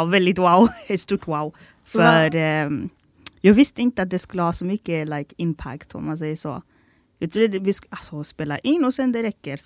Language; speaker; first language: Swedish; early bilingual, other home language; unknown